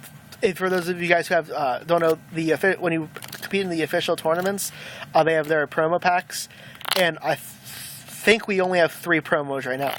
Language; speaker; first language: English; native; English